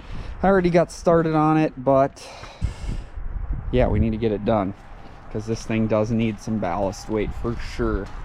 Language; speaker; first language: English; native; English